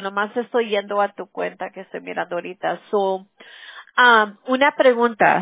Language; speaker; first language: Spanish; early bilingual, heritage; Spanish